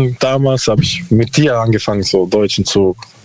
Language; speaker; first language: German; non-native, learner; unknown